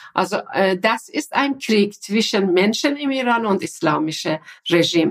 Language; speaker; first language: German; non-native, fluent; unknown